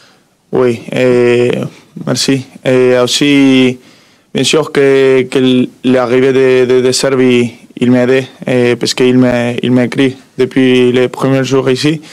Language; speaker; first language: French; non-native, fluent; Spanish